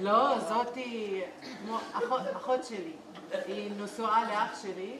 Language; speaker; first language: Hebrew; non-native, local second language; Arabic